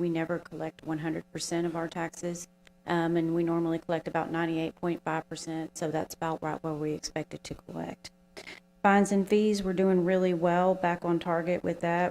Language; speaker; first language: English; native; English